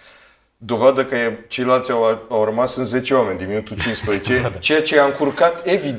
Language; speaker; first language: Romanian; native; Romanian